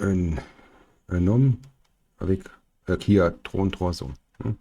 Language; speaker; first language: French; non-native, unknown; German